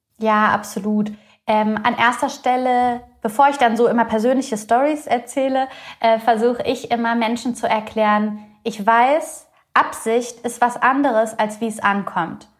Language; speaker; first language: German; early bilingual, other home language; Bulgarian